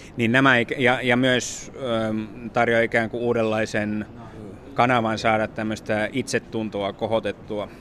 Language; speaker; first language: Finnish; native; Finnish